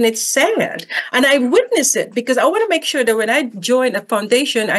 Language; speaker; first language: English; non-native, local second language; Filipino